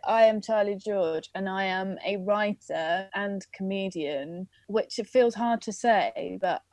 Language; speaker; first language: English; native; English